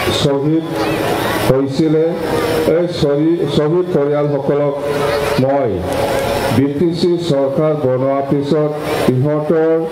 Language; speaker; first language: Assamese; non-native, local second language; Bodo